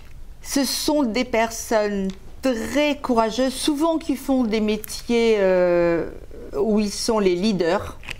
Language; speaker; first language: French; native; French